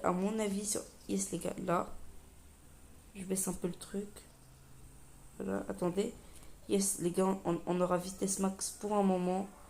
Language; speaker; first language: French; native; French